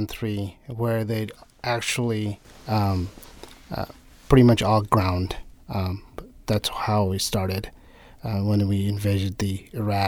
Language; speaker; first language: English; non-native, local second language; Nepali